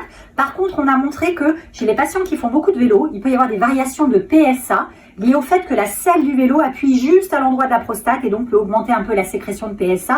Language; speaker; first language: French; native; French